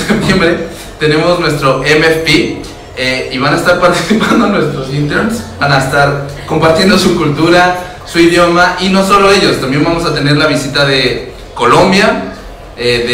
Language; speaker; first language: Spanish; native; Spanish